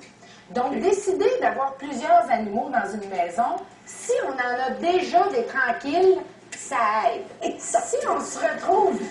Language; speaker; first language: French; native; French